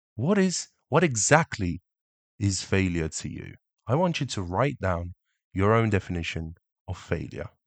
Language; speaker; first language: English; early bilingual, other home language; Romanian